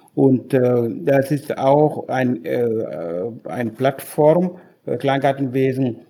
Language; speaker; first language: German; non-native, fluent; Wolof